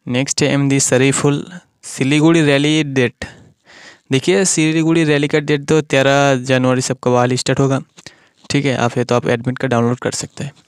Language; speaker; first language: Hindi; non-native, local second language; Bangla